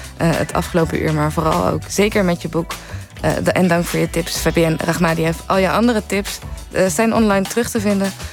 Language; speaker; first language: Dutch; native; Dutch